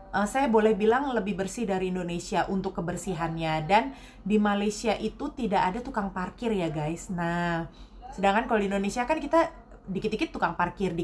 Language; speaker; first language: Indonesian; native; Indonesian